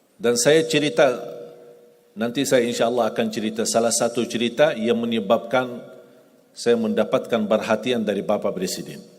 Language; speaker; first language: Indonesian; non-native, fluent; Arabic